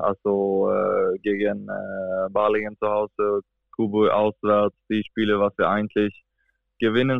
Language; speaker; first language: German; non-native, fluent; Swedish